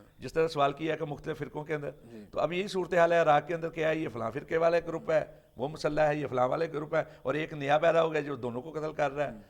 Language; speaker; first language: Urdu; non-native, local second language; Punjabi